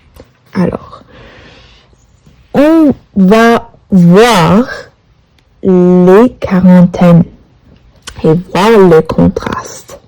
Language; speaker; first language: French; non-native, learner; English